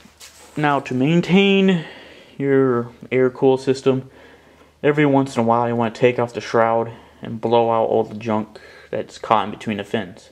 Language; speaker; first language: English; native; English